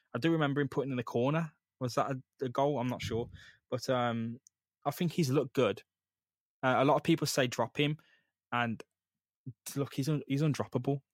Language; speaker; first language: English; native; English